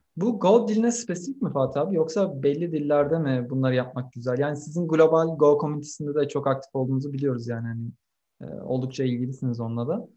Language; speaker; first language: Turkish; native; Turkish